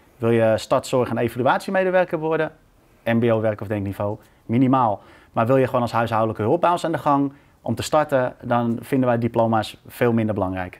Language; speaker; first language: Dutch; native; Dutch